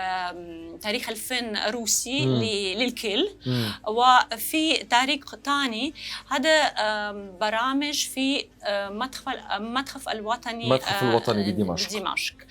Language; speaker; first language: Arabic; non-native, learner; Russian